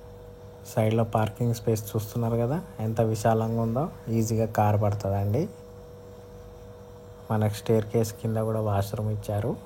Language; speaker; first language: Telugu; native; Telugu